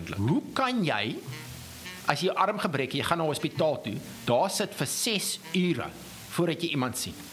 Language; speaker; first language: Afrikaans; non-native, local second language; English